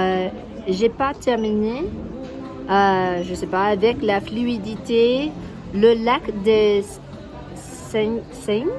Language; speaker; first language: French; non-native, learner; English